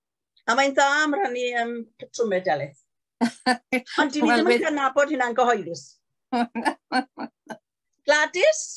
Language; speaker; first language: Welsh; native; Welsh